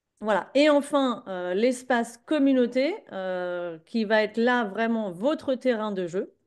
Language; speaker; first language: French; native; French